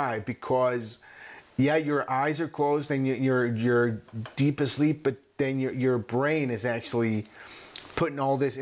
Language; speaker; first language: English; non-native, fluent; Spanish